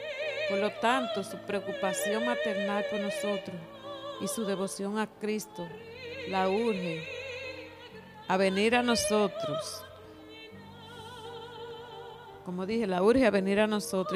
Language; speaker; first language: Spanish; native; Spanish